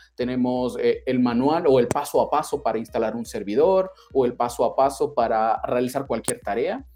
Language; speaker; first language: Spanish; native; Spanish